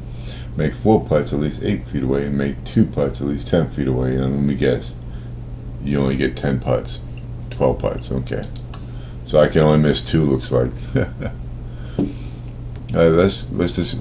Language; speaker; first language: English; native; English